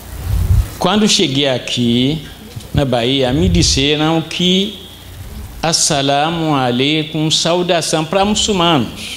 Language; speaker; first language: Portuguese; non-native, fluent; Arabic